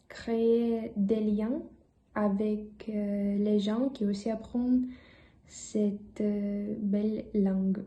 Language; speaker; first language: French; non-native, learner; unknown